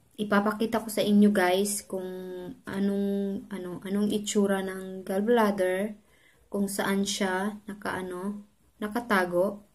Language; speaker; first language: Filipino; non-native, local second language; Cebuano